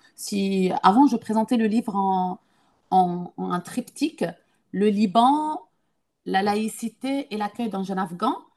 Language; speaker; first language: French; non-native, local second language; Arabic